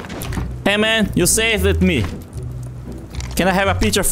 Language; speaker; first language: English; non-native, learner; Portuguese